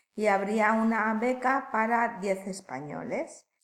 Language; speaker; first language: Spanish; native; Spanish